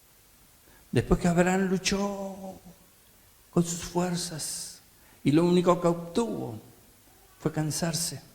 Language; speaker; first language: Spanish; native; Spanish